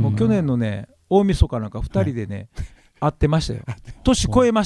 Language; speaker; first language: Japanese; native; Japanese